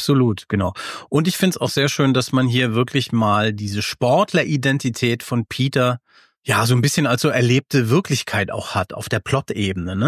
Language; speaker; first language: German; native; German